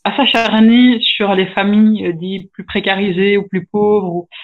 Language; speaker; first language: French; native; French